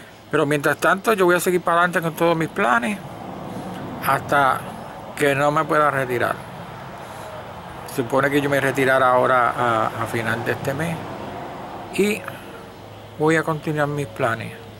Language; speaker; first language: Spanish; native; Spanish